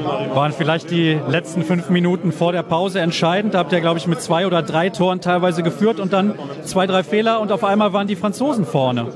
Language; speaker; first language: German; native; German